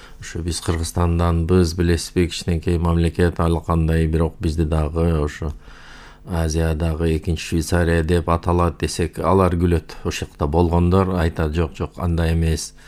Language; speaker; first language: Kyrgyz; non-native, local second language; Uyghur